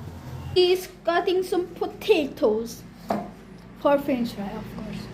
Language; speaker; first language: English; non-native, fluent; Nepali